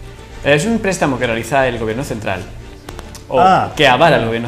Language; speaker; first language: Spanish; native; Spanish